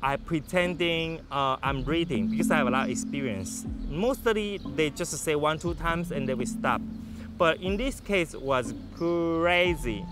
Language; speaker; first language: English; non-native, learner; Chinese